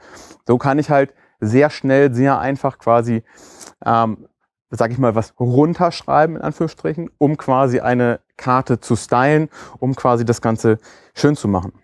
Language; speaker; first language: German; native; German